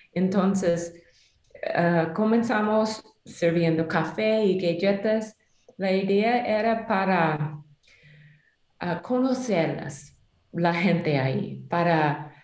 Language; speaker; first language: Spanish; non-native, learner; English